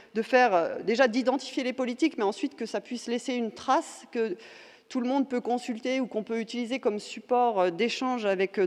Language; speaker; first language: French; native; French